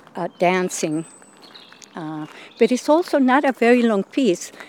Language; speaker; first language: English; non-native, fluent; Spanish